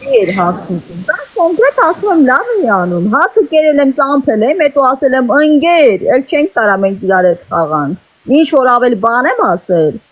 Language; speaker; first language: Armenian; native; Armenian